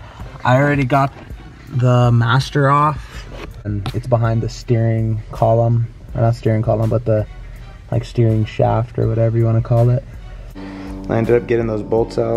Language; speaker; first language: English; native; English